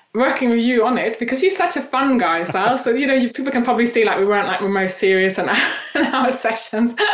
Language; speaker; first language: English; non-native, fluent; German